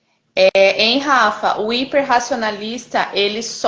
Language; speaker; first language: Portuguese; native; Portuguese